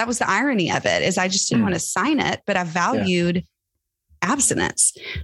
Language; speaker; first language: English; native; English